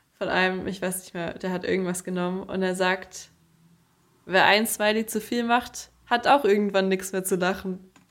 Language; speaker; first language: German; native; German